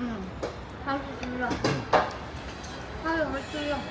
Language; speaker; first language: Chinese; non-native, learner; Korean